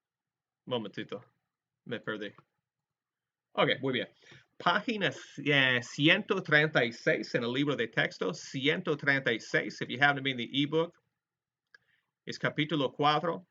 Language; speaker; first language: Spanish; non-native, fluent; English